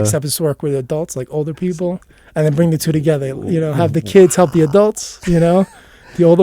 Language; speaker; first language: English; native; English